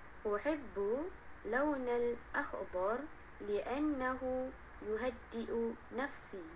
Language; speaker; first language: Arabic; non-native, learner; Malay